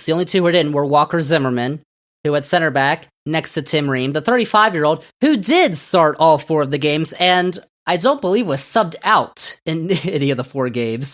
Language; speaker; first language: English; native; English